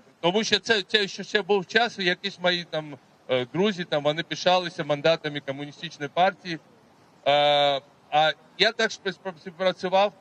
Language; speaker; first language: Ukrainian; non-native, fluent; Georgian